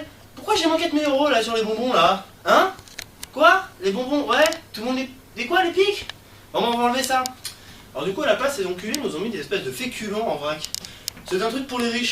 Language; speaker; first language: French; native; French